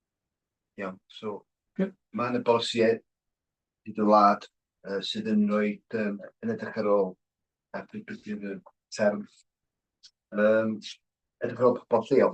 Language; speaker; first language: Welsh; native; Welsh